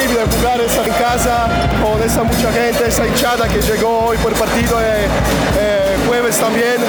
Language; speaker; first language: Spanish; non-native, learner; Polish